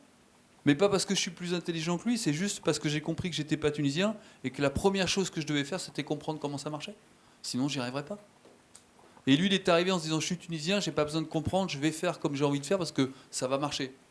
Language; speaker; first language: French; native; French